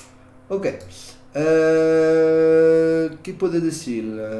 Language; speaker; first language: Spanish; non-native, learner; French